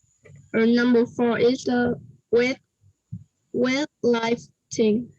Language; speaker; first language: English; non-native, learner; Vietnamese